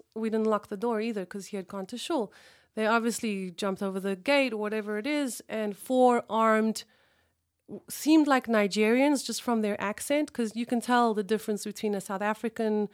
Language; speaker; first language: English; early bilingual, other home language; Hebrew